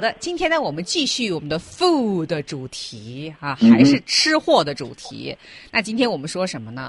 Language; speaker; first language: Chinese; native; Chinese